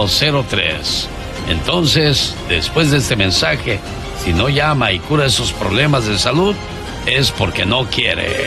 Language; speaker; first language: Spanish; native; Spanish